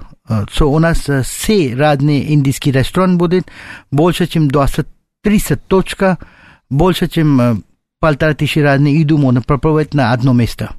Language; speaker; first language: Russian; non-native, learner; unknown